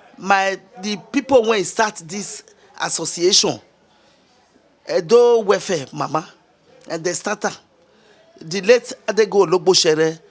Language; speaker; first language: Nigerian Pidgin; non-native, local second language; Bini